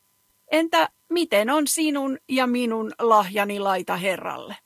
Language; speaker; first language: Finnish; native; Finnish